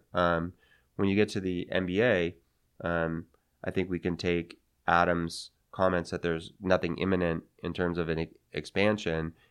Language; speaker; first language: English; native; English